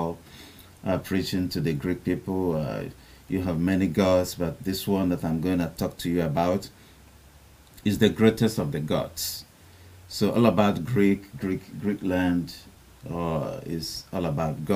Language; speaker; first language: English; non-native, local second language; Igbo